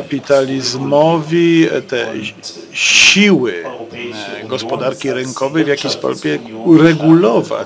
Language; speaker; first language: Polish; native; Polish